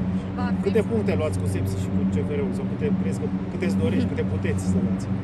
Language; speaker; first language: Romanian; native; Romanian